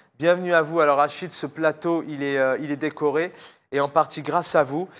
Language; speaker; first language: French; native; French